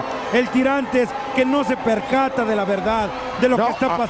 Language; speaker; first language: Spanish; native; Spanish